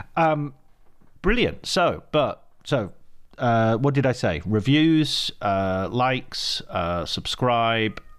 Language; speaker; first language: English; native; English